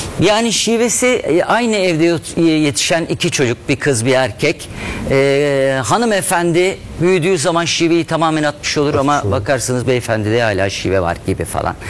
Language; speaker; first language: Turkish; native; Turkish